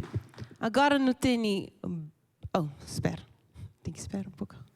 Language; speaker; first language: Portuguese; non-native, learner; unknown